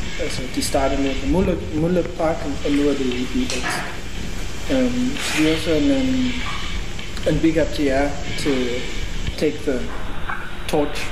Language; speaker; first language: Danish; non-native, fluent; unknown